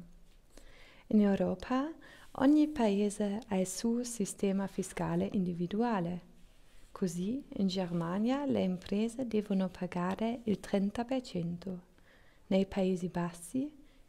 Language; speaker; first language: Italian; non-native, learner; German